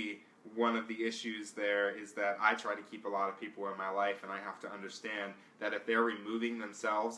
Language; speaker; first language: English; native; English